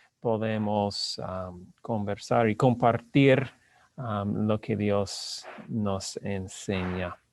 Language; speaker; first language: Spanish; non-native, learner; English